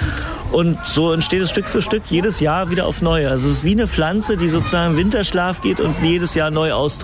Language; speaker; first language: German; native; German